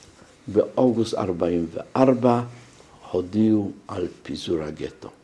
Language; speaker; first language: Hebrew; non-native, fluent; Polish